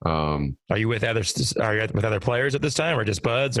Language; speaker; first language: English; native; English